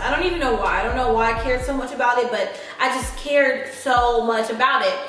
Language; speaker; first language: English; native; English